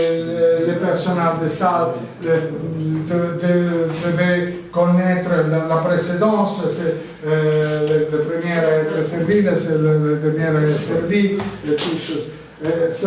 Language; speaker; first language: French; non-native, learner; Italian